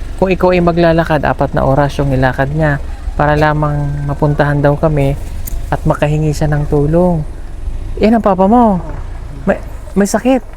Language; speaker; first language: Filipino; native; Filipino